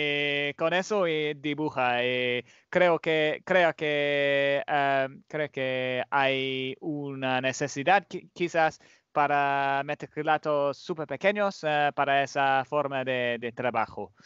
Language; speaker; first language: Spanish; non-native, fluent; English